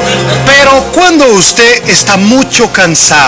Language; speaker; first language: Spanish; non-native, learner; Portuguese